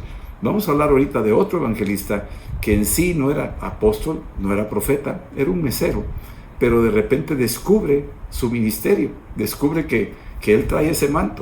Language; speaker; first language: Spanish; native; Spanish